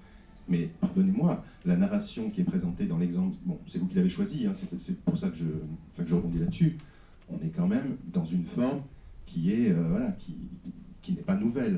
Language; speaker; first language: French; native; French